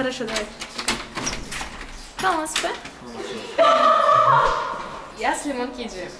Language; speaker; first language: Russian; non-native, local second language; Kyrgyz